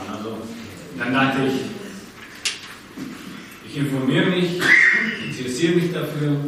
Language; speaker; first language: German; non-native, fluent; English